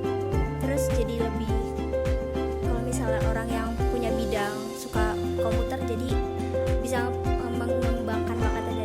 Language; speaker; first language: Indonesian; native; Indonesian